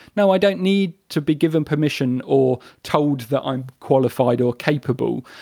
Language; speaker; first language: English; native; English